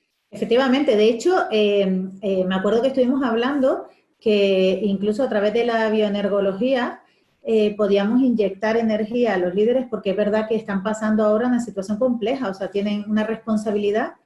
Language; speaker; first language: Spanish; native; Spanish